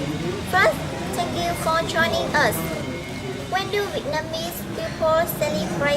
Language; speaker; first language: English; non-native, learner; Vietnamese